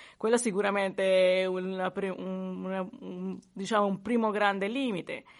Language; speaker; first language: Italian; non-native, fluent; Spanish